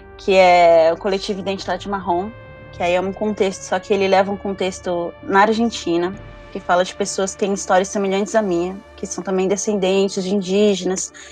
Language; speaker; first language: Portuguese; early bilingual, other home language; Spanish